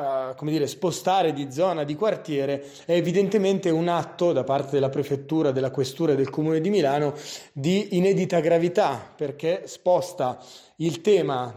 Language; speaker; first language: Italian; native; Italian